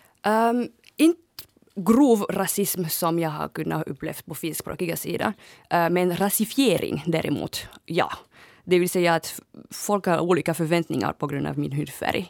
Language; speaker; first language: Swedish; non-native, fluent; French